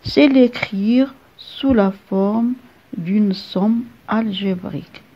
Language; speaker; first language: French; non-native, local second language; Arabic